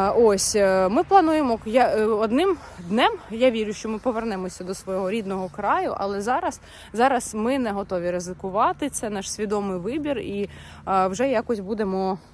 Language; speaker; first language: Ukrainian; non-native, local second language; Russian